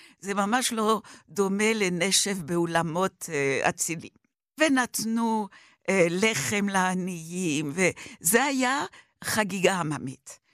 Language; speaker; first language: Hebrew; non-native, fluent; French